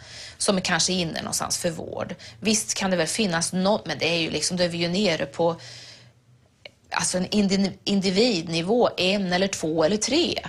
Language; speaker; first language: Swedish; native; Swedish